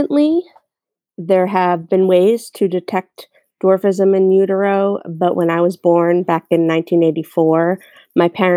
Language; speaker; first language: English; native; English